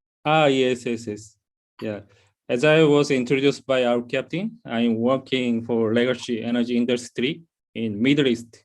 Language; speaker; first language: English; non-native, fluent; Korean